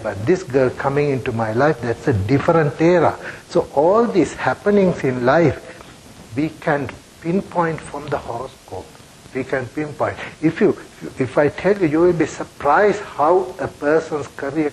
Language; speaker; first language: English; non-native, local second language; Sinhala